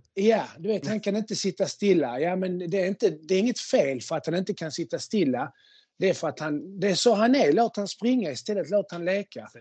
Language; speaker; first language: Swedish; native; Swedish